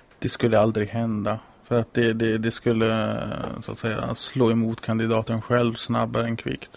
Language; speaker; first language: Swedish; non-native, fluent; Italian